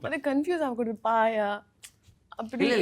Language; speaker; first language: Tamil; non-native, learner; Telugu